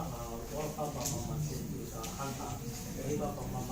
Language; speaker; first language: Chinese; non-native, learner; Bangla